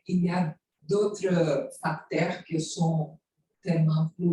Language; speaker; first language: French; non-native, fluent; Portuguese